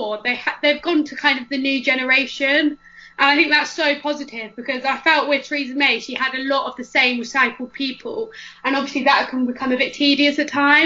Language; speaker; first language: English; native; English